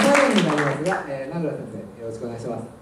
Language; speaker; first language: Japanese; native; Japanese